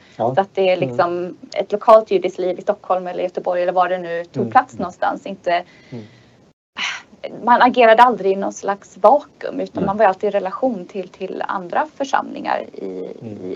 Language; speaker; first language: Swedish; native; Swedish